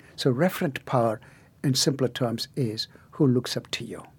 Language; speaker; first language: English; non-native, local second language; Tamil